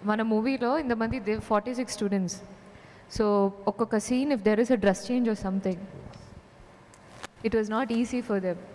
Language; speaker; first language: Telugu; non-native, learner; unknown